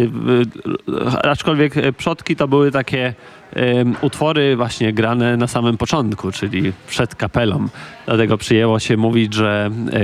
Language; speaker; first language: Polish; native; Polish